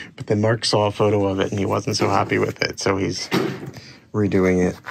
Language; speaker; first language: English; native; English